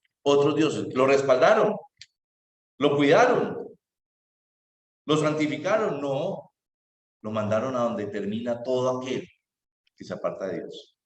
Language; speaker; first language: Spanish; native; Spanish